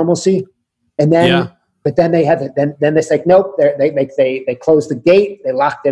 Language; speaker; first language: English; native; English